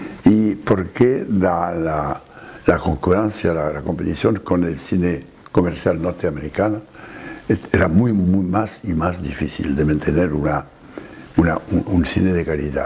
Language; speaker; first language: Spanish; non-native, fluent; French